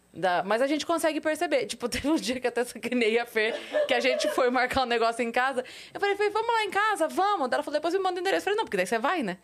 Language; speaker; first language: Portuguese; native; Portuguese